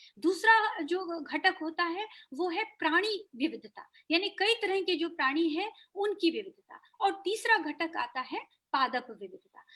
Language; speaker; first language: Hindi; native; Hindi